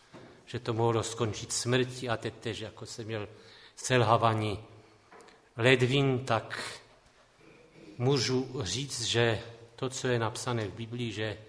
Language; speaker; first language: Czech; non-native, local second language; Polish